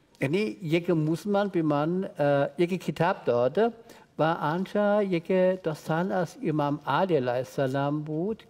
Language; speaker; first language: Persian; non-native, learner; German